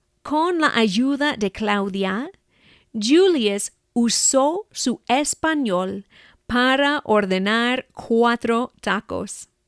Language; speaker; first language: Spanish; non-native, fluent; English